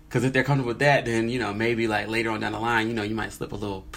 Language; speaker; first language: English; native; English